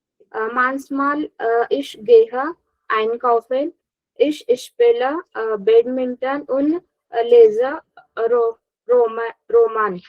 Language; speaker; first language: German; non-native, learner; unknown